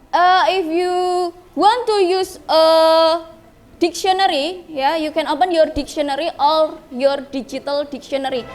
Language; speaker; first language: English; non-native, learner; Indonesian